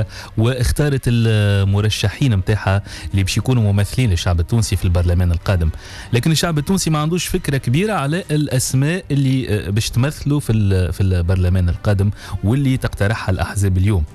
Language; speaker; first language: Arabic; native; Arabic